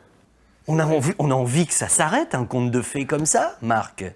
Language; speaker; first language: French; native; French